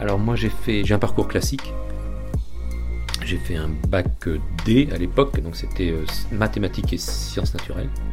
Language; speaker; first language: French; native; French